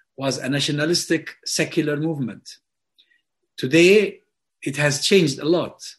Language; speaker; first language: English; non-native, fluent; Arabic